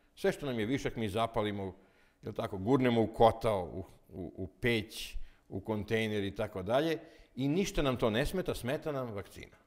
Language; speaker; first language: Serbian; native; Serbian